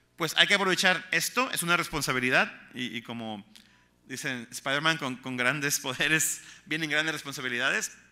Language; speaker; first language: Spanish; native; Spanish